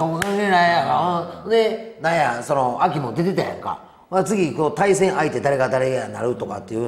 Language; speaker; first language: Japanese; native; Japanese